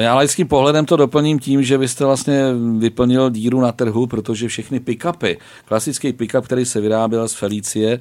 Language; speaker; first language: Czech; native; Czech